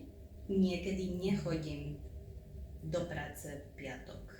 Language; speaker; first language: Slovak; non-native, learner; Spanish